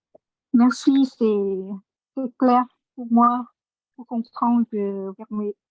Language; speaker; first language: French; non-native, learner; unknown